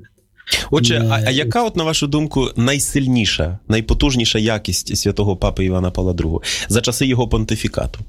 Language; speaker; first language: Ukrainian; native; Ukrainian